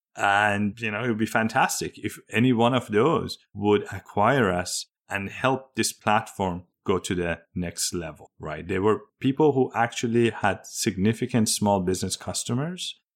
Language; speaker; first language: English; early bilingual, other home language; Persian